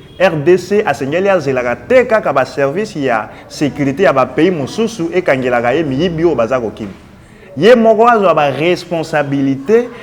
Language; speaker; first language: Lingala; native; Lingala